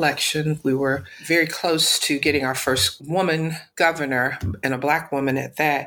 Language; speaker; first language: English; native; English